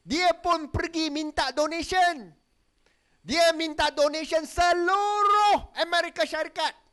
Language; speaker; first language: Malay; non-native, local second language; Chinese